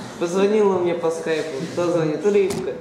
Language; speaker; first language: Russian; native; Russian